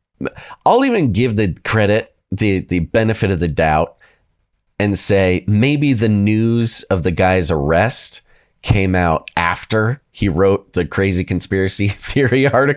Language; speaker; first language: English; native; English